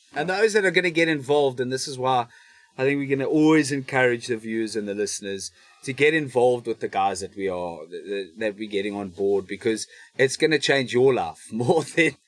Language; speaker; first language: English; native; English